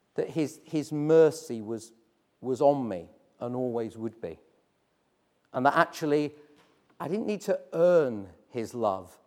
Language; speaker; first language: English; native; English